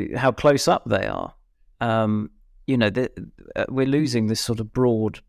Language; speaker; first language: English; native; English